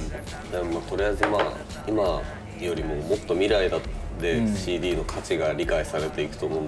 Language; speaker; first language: Japanese; native; Japanese